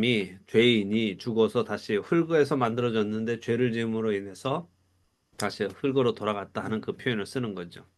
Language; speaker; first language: Korean; native; Korean